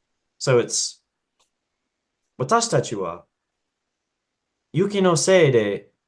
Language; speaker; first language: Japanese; non-native, learner; English